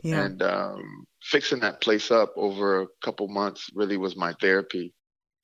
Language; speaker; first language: English; native; English